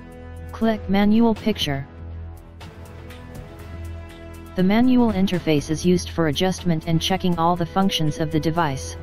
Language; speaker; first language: English; non-native, fluent; Chinese